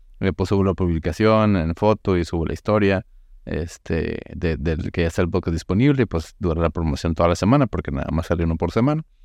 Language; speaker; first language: Spanish; native; Spanish